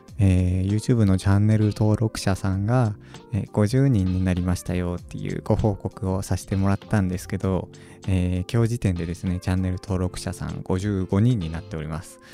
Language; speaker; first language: Japanese; native; Japanese